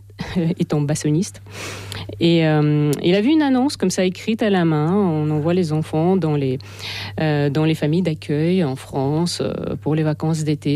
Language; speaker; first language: French; non-native, fluent; Russian